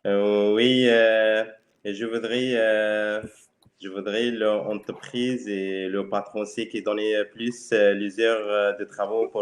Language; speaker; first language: French; non-native, learner; Spanish